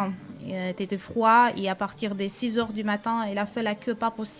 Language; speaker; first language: French; non-native, fluent; Russian